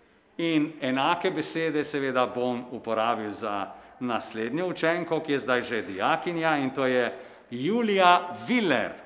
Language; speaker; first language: Slovenian; native; Slovenian